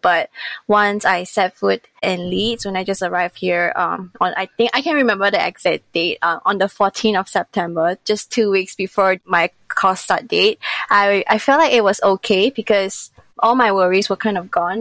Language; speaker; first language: English; non-native, local second language; Chinese